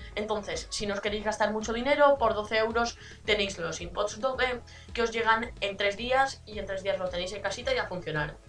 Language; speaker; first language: Spanish; native; Spanish